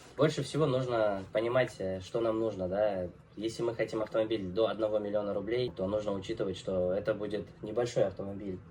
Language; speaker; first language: Russian; non-native, local second language; Uzbek